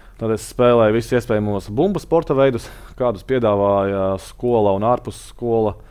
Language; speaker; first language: Latvian; native; Latvian